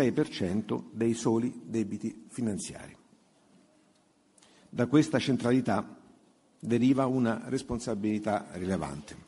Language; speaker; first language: Italian; native; Italian